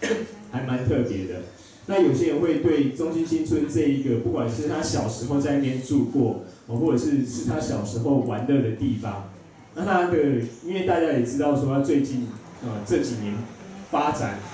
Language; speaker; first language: Chinese; native; Chinese